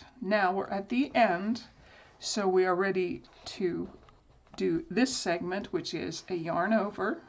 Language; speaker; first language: English; native; English